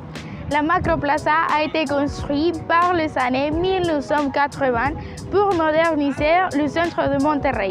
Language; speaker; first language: French; non-native, learner; Spanish